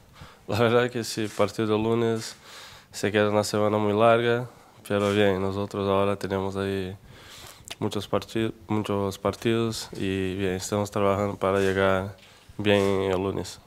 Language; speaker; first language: Spanish; non-native, fluent; Portuguese